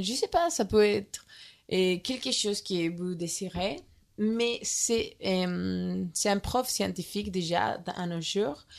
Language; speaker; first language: French; non-native, learner; Spanish